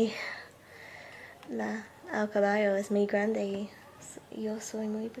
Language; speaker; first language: Spanish; non-native, learner; English